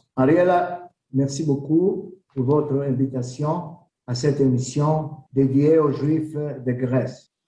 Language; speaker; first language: French; non-native, learner; Greek